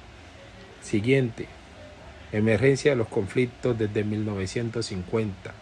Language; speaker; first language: Spanish; native; Spanish